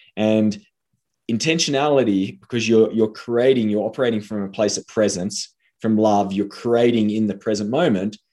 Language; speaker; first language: English; native; English